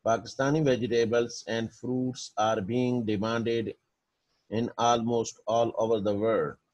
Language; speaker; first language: English; non-native, local second language; Urdu